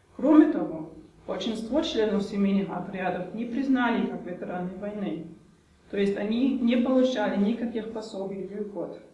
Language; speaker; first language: Russian; non-native, fluent; German